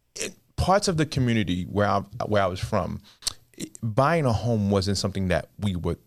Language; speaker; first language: English; native; English